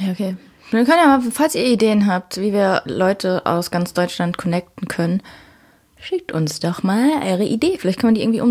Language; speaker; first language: German; native; German